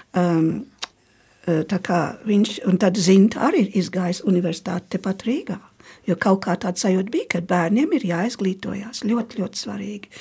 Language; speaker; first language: Latvian; early bilingual, heritage; Latvian